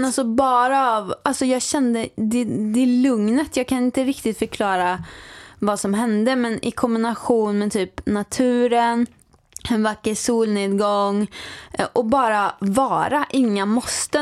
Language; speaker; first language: Swedish; native; Swedish